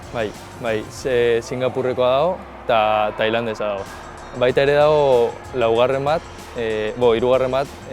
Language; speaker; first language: Basque; non-native, learner; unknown